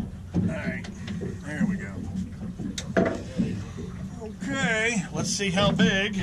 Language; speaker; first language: English; native; English